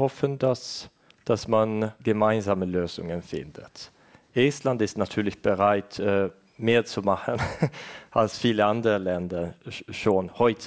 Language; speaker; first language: German; non-native, fluent; Estonian